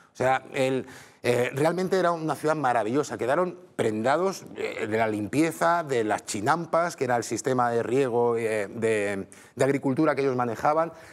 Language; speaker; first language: Spanish; native; Spanish